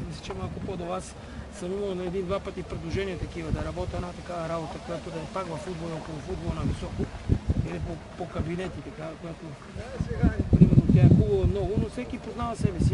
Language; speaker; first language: Bulgarian; native; Bulgarian